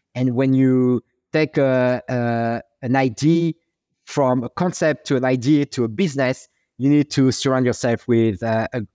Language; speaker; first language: English; non-native, fluent; French